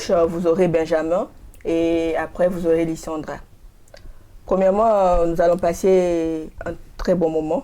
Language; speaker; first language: French; non-native, local second language; Ewe